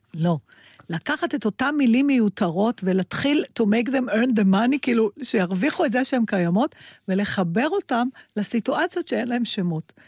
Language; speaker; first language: Hebrew; native; Hebrew